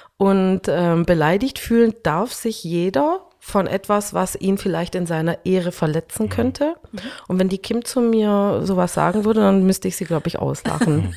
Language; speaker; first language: German; early bilingual, other home language; Hungarian